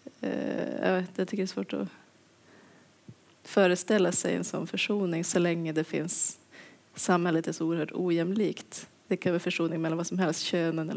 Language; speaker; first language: Swedish; native; Swedish